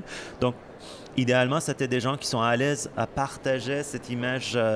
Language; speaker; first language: French; non-native, fluent; Persian